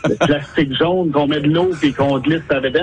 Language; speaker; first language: French; native; French